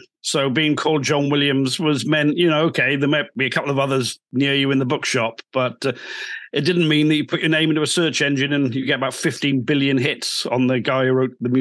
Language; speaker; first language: English; native; English